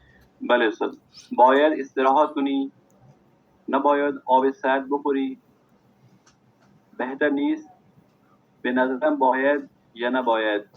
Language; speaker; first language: Persian; non-native, learner; Urdu